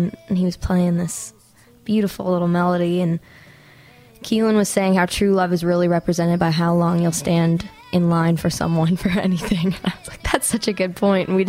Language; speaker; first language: English; native; English